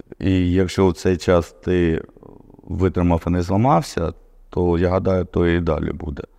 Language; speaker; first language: Ukrainian; non-native, local second language; Russian